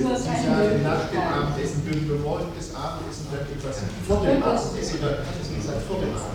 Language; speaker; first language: German; native; German